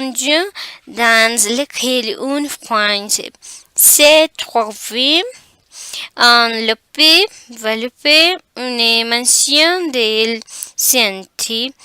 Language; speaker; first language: French; non-native, learner; Spanish